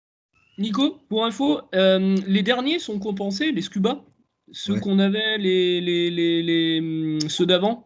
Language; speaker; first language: French; native; French